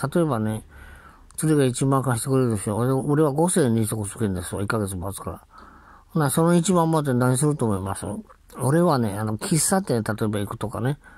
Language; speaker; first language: Japanese; native; Japanese